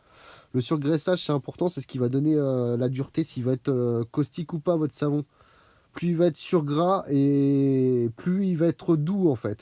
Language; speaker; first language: French; native; French